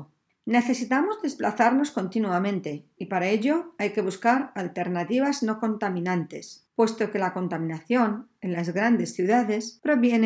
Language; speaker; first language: Spanish; native; Spanish